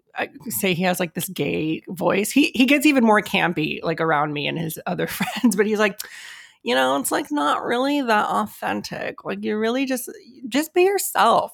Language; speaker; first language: English; native; English